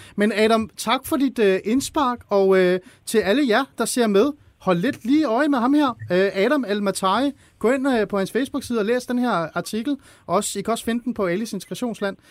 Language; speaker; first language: Danish; early bilingual, other home language; Persian